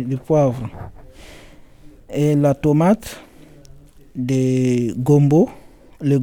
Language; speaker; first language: French; non-native, learner; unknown